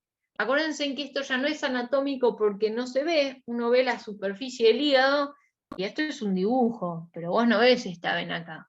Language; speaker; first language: Spanish; native; Spanish